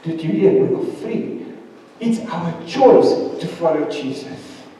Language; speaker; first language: English; non-native, local second language; Afrikaans